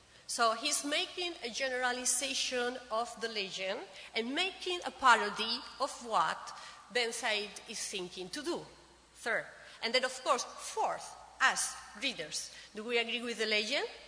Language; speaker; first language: English; non-native, fluent; Spanish